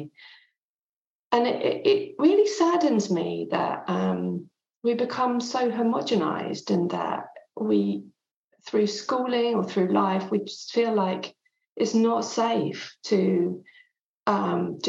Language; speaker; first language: English; non-native, local second language; French